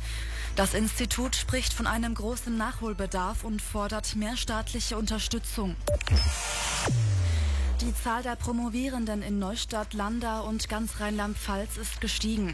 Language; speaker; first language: German; native; German